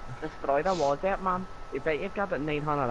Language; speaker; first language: English; native; English